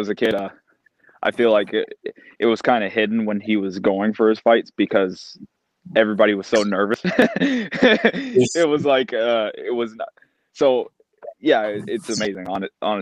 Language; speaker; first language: English; native; English